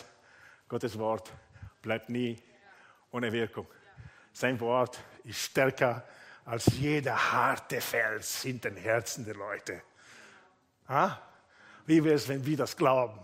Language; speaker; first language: German; non-native, fluent; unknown